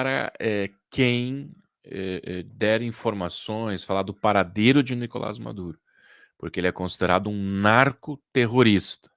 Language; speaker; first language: Portuguese; native; Portuguese